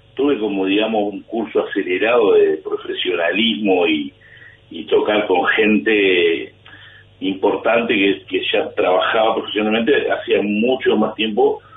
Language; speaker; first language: Spanish; native; Spanish